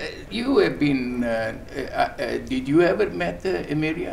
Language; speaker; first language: English; early bilingual, other home language; Italian